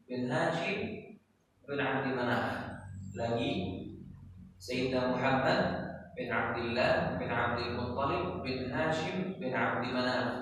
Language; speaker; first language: Indonesian; non-native, learner; Arabic